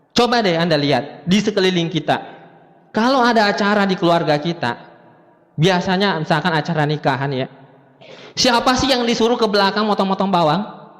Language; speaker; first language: Indonesian; native; Indonesian